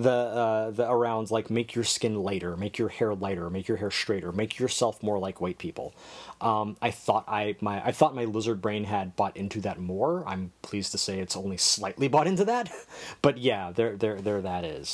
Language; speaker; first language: English; native; English